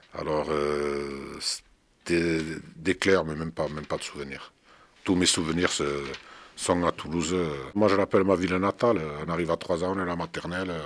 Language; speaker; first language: French; early bilingual, other home language; Arabic